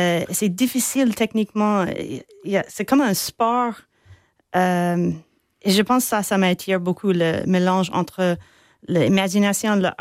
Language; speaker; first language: French; non-native, fluent; English